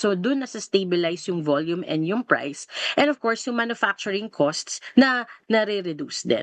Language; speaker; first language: Filipino; native; Filipino